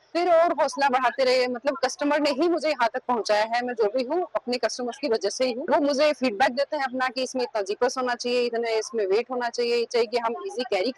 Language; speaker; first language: Hindi; native; Hindi